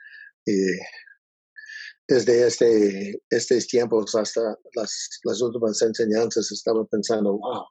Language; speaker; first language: Spanish; non-native, learner; English